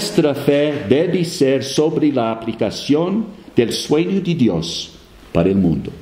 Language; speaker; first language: Spanish; non-native, fluent; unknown